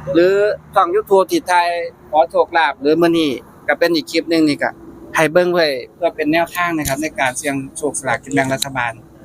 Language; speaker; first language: Thai; native; Thai